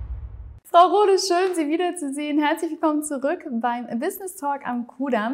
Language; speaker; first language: German; native; German